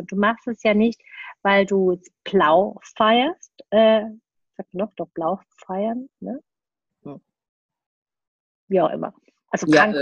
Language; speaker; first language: German; native; German